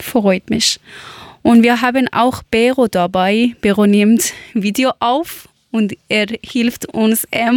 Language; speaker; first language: German; non-native, learner; Persian